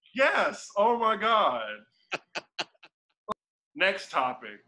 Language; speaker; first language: English; native; English